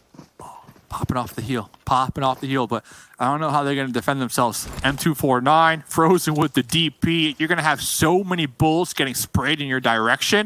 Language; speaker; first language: English; native; English